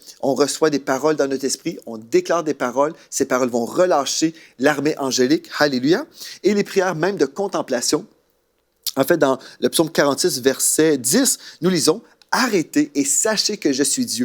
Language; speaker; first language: French; native; French